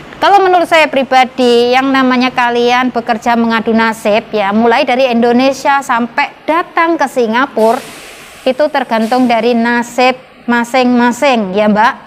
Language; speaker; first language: Indonesian; non-native, local second language; Javanese